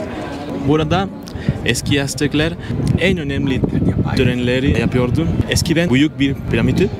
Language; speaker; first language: Turkish; non-native, fluent; Spanish